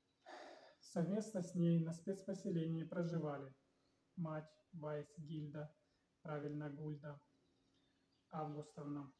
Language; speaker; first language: Russian; native; Russian